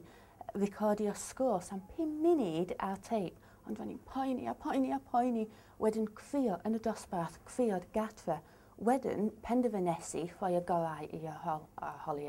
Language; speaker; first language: Welsh; non-native, learner; English